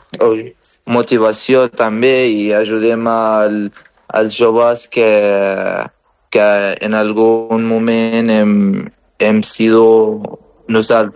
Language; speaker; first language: Catalan; non-native, fluent; Arabic